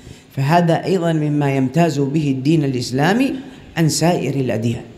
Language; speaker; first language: Arabic; native; Arabic